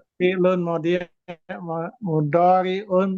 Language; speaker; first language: Arabic; non-native, learner; Indonesian